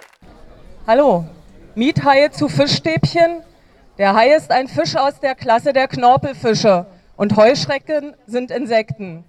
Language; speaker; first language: German; native; German